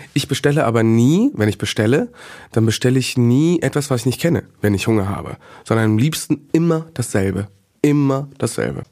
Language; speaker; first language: German; early bilingual, other home language; Bosnian